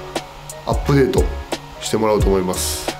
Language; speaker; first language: Japanese; native; Japanese